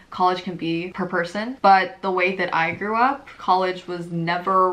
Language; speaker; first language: English; native; English